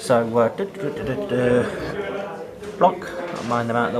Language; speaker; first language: English; native; English